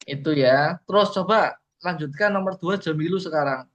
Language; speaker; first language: Indonesian; native; Indonesian